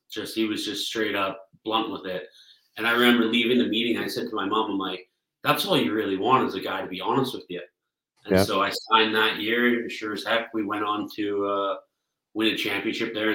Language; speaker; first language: English; native; English